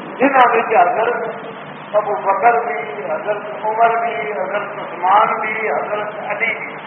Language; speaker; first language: Urdu; non-native, local second language; Punjabi